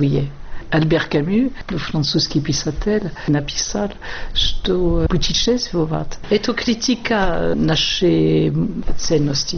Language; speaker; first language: Russian; non-native, learner; French